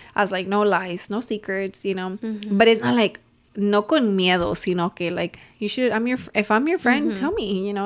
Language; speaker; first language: English; early bilingual, other home language; Spanish